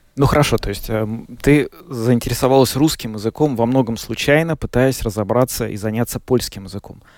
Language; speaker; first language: Russian; native; Russian